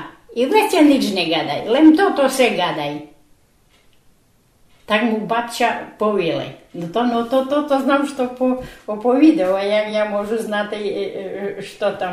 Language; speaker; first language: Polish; non-native, local second language; Rusyn